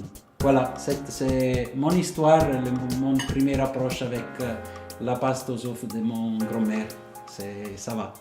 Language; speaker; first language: French; non-native, fluent; Italian